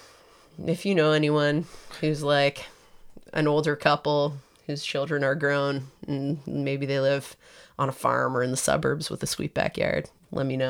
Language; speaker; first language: English; native; English